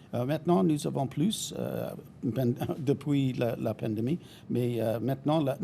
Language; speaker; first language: French; non-native, fluent; English